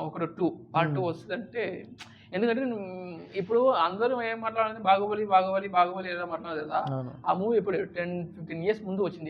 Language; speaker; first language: Telugu; non-native, local second language; Tamil